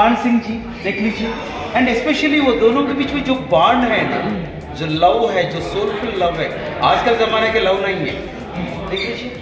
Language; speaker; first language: Hindi; native; Hindi